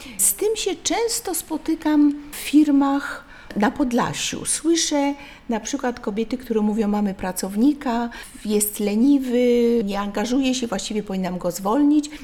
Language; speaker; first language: Polish; native; Polish